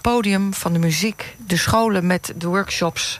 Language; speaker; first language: Dutch; native; Dutch